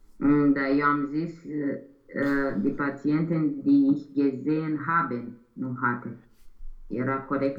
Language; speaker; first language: German; non-native, learner; Romanian